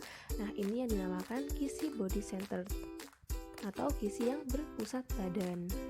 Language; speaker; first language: Indonesian; native; Indonesian